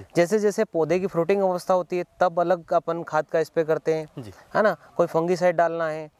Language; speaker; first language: Hindi; native; Hindi